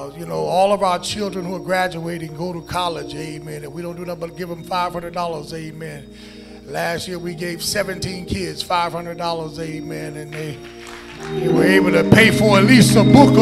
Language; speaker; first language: English; native; English